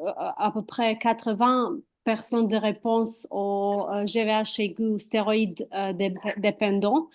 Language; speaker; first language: French; non-native, fluent; Croatian